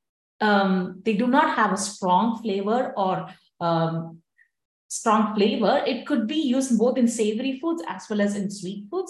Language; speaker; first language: English; non-native, local second language; Tamil